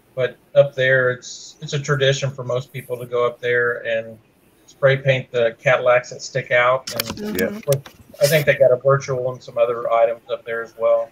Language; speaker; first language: English; native; English